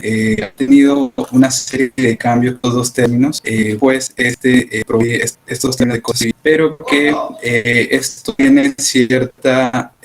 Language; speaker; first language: Spanish; native; Spanish